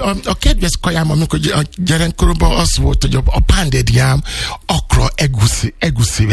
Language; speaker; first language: Hungarian; non-native, learner; Yoruba